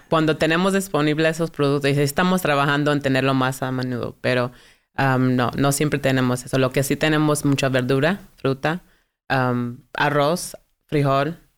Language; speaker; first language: Spanish; early bilingual, heritage; Spanish